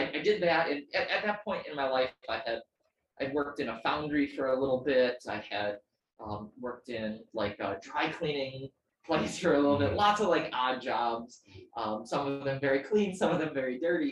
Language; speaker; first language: English; native; English